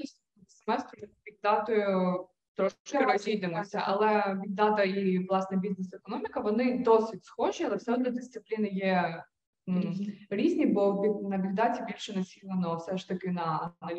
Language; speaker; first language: Ukrainian; native; Ukrainian